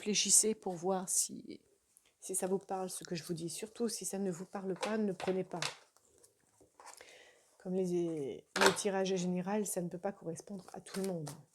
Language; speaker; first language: French; native; French